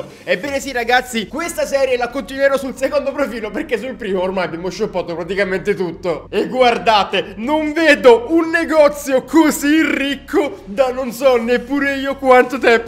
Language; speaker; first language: Italian; native; Italian